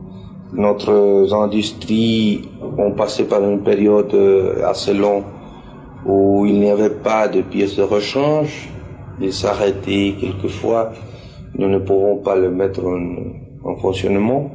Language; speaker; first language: French; non-native, fluent; Spanish